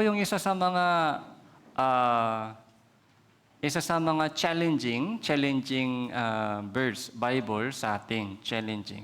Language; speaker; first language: Filipino; non-native, fluent; Korean